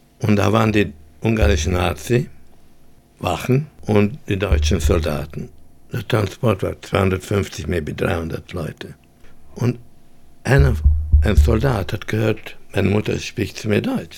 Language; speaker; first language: German; early bilingual, heritage; German